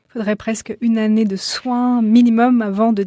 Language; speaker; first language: French; native; French